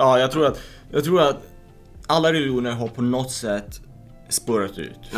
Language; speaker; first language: Swedish; early bilingual, other home language; Lithuanian